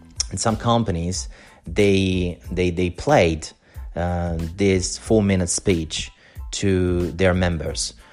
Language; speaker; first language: English; non-native, fluent; Italian